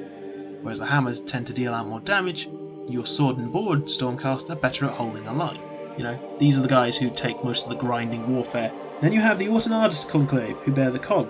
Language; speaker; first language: English; native; English